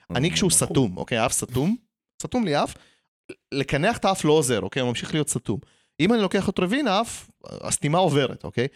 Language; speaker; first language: Hebrew; early bilingual, other home language; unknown